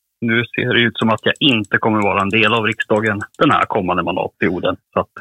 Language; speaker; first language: Swedish; native; Swedish